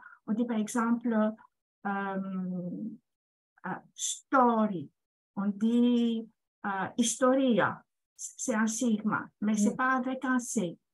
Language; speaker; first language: French; non-native, fluent; Greek